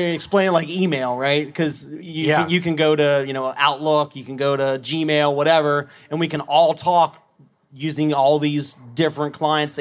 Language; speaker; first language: English; native; English